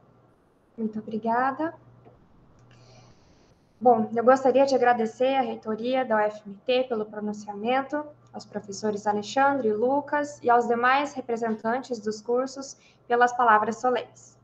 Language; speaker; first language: Portuguese; native; Portuguese